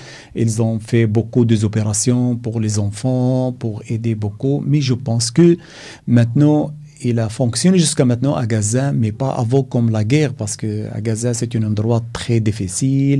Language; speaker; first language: French; non-native, learner; Arabic